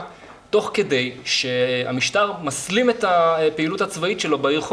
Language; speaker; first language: Hebrew; native; Hebrew